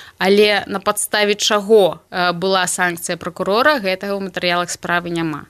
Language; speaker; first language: Belarusian; non-native, local second language; Russian